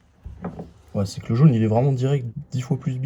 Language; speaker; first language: French; native; French